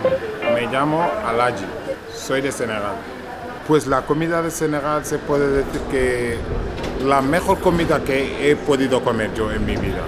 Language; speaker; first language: Spanish; non-native, fluent; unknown